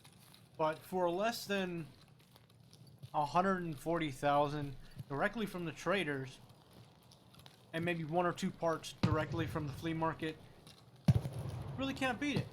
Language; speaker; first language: English; native; English